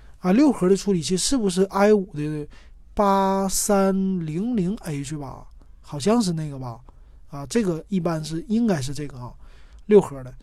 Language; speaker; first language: Chinese; native; Chinese